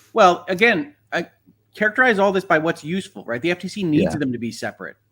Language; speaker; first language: English; native; English